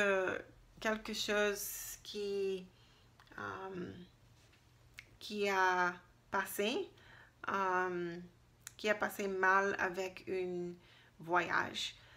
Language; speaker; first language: French; non-native, learner; English